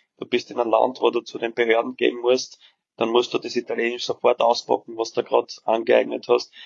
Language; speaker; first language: German; early bilingual, other home language; Serbian